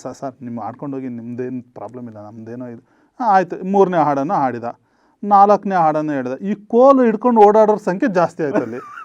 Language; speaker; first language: Kannada; native; Kannada